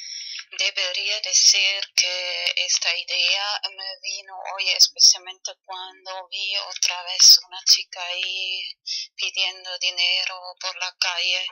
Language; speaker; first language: Spanish; non-native, fluent; German